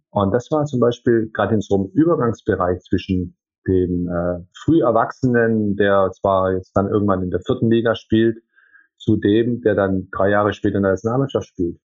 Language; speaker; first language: German; early bilingual, other home language; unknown